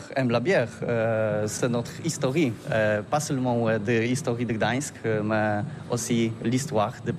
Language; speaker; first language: French; non-native, learner; Polish